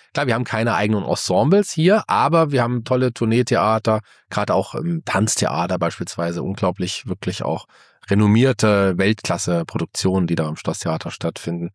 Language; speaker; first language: German; native; German